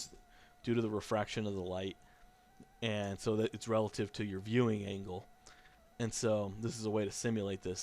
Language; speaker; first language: English; native; English